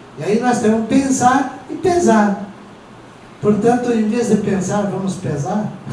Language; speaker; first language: Portuguese; non-native, local second language; Venetian